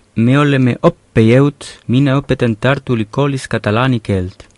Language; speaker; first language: Estonian; non-native, learner; Catalan